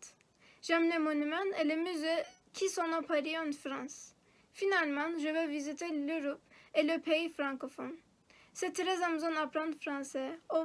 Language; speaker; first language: French; non-native, learner; Turkish